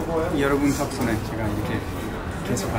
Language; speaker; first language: Korean; early bilingual, heritage; Korean